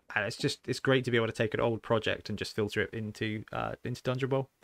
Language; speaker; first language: English; native; English